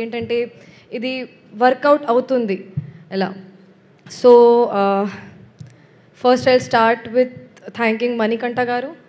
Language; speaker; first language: Telugu; non-native, local second language; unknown